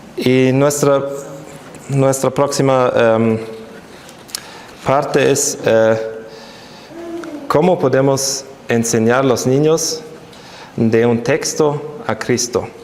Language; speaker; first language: Spanish; non-native, fluent; German